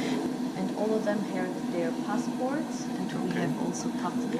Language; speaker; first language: English; non-native, fluent; Armenian